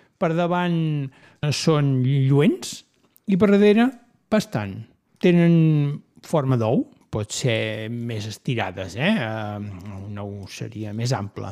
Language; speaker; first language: Catalan; native; Catalan